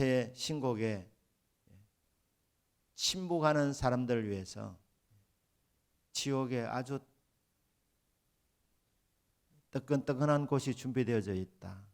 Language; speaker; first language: Korean; native; Korean